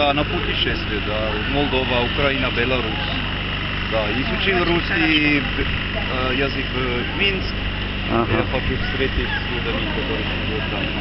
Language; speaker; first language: Russian; non-native, learner; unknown